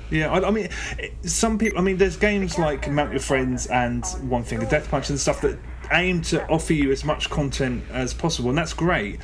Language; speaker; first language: English; native; English